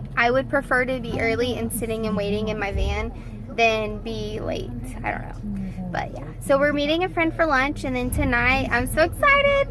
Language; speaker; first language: English; native; English